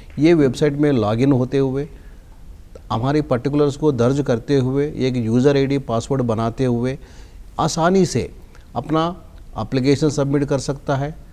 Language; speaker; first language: Hindi; non-native, local second language; Telugu